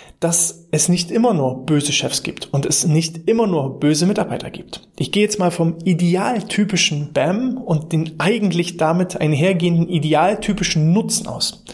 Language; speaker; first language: German; native; German